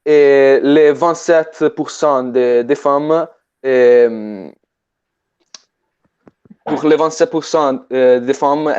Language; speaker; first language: French; non-native, fluent; Italian